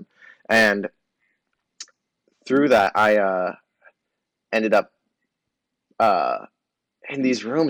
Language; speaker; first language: English; native; English